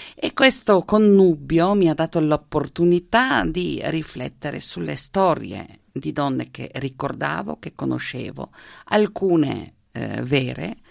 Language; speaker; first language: Italian; non-native, local second language; Slovenian